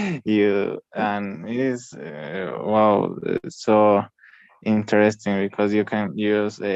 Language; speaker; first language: English; non-native, learner; Spanish